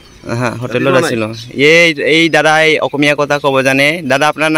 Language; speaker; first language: Hindi; non-native, local second language; Assamese